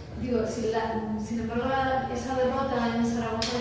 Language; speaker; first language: Spanish; non-native, learner; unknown